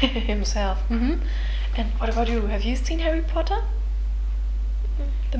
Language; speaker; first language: English; non-native, fluent; German